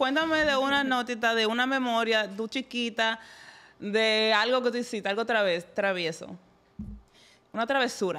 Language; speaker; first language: Spanish; native; Spanish